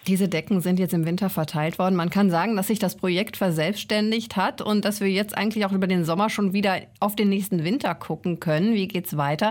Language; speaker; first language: German; native; German